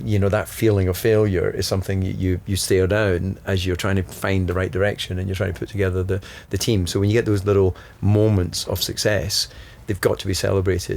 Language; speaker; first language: English; native; English